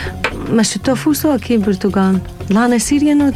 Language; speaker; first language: Portuguese; non-native, learner; Arabic